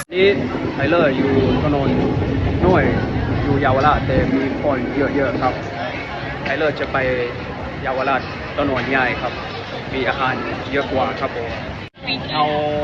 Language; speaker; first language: Thai; non-native, learner; English